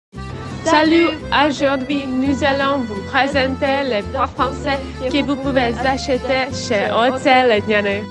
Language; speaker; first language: French; non-native, learner; Czech